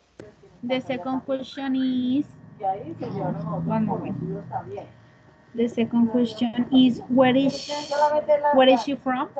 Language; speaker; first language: English; non-native, learner; Spanish